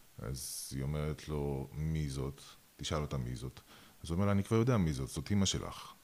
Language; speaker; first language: Hebrew; early bilingual, other home language; Russian